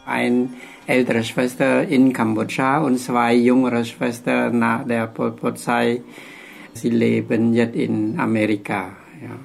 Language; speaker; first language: German; non-native, fluent; Khmer